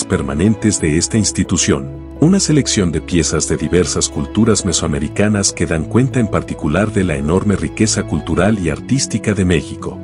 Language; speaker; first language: Spanish; native; Spanish